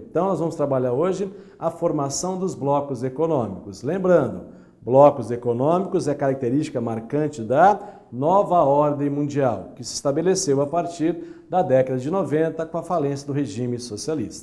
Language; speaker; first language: Portuguese; native; Portuguese